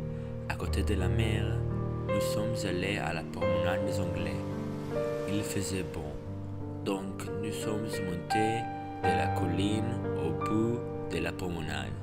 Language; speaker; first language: French; non-native, learner; English